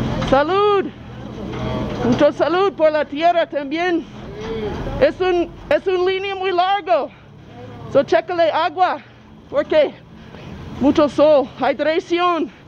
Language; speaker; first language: Spanish; non-native, learner; English